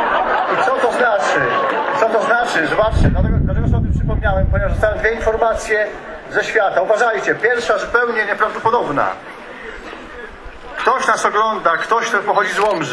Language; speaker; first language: Polish; native; Polish